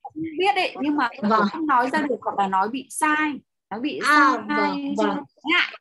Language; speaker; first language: Vietnamese; native; Vietnamese